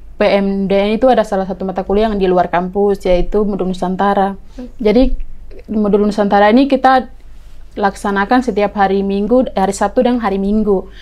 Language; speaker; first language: Indonesian; native; Indonesian